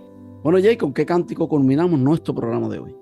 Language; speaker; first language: Spanish; native; Spanish